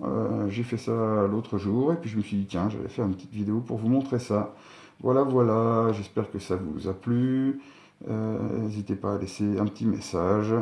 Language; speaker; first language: French; native; French